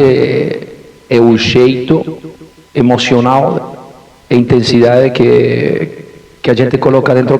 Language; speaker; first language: Portuguese; non-native, fluent; Spanish